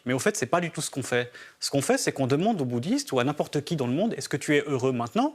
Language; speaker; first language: French; native; French